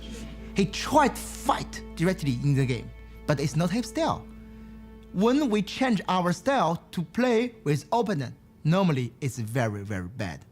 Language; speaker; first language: English; non-native, learner; Chinese